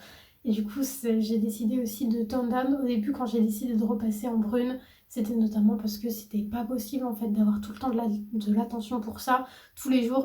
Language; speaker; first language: French; native; French